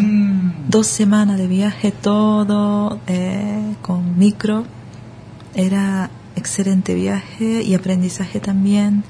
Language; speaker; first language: Spanish; non-native, learner; Japanese